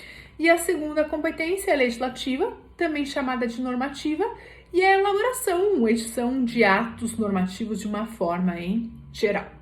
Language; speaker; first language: Portuguese; native; Portuguese